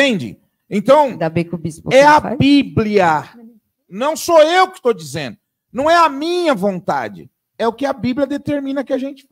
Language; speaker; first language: Portuguese; native; Portuguese